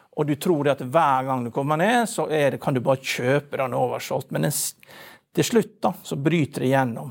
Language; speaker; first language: Norwegian; native; Norwegian